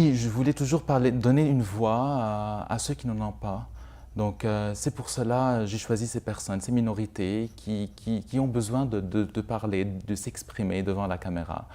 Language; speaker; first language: French; non-native, local second language; Arabic